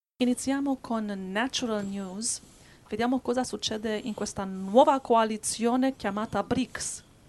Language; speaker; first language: Italian; native; Italian